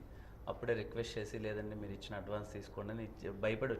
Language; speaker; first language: Telugu; native; Telugu